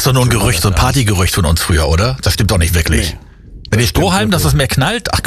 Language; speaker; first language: German; native; German